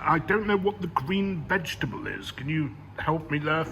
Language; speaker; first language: English; native; English